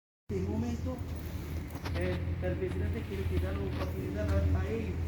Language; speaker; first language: Spanish; non-native, learner; Haitian Creole